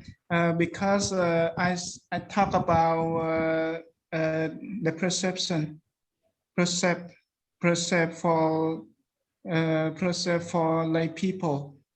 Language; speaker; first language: English; non-native, learner; Khmer